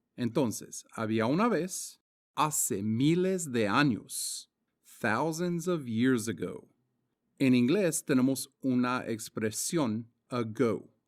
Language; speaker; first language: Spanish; non-native, fluent; English